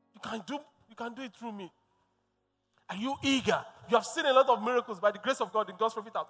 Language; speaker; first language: English; non-native, local second language; Yoruba